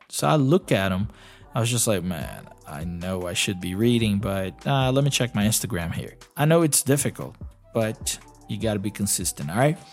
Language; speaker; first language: English; non-native, fluent; Portuguese